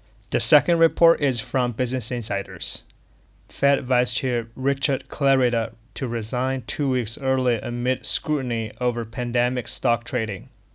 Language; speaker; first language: English; non-native, fluent; Chinese